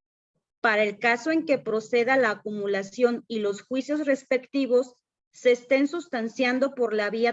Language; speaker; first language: Spanish; native; Spanish